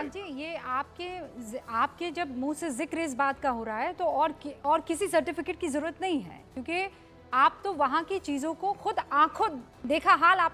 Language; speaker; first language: Hindi; native; Hindi